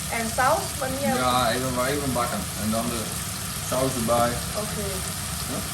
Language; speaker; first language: Dutch; non-native, learner; Thai